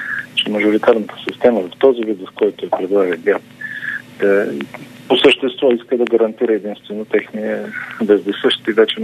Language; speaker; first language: Bulgarian; native; Bulgarian